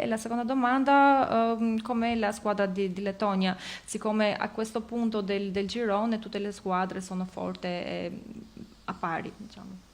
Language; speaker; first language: Italian; non-native, fluent; Albanian